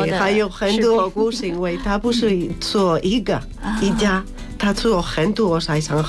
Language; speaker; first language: Chinese; non-native, fluent; Spanish